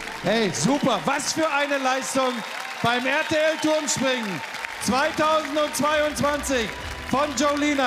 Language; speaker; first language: German; native; German